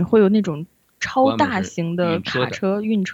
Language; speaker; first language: Chinese; native; Chinese